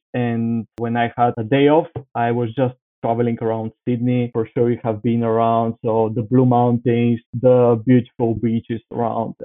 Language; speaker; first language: English; non-native, fluent; Bulgarian